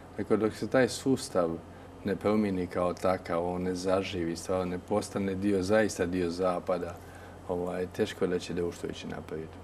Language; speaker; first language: Croatian; native; Croatian